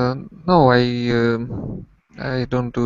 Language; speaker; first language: English; non-native, learner; Russian